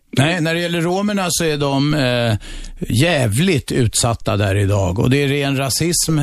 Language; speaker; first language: Swedish; native; Swedish